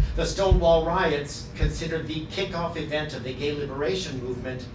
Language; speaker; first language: English; native; English